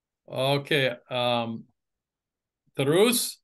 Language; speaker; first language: Indonesian; non-native, fluent; English